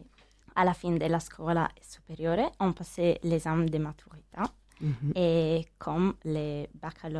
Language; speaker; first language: French; non-native, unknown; Italian